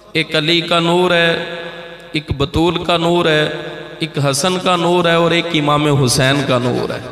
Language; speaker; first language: Urdu; non-native, local second language; Punjabi